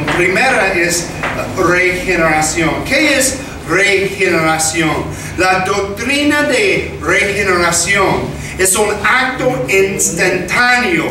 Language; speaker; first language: Spanish; non-native, fluent; English